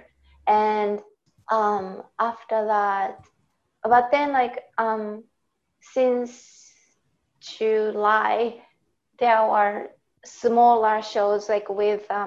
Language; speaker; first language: English; non-native, fluent; Japanese